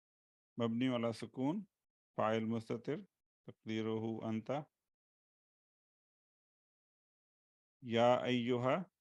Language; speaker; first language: Arabic; non-native, fluent; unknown